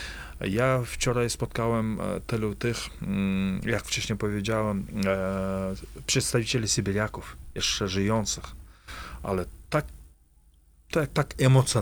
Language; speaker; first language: Polish; non-native, fluent; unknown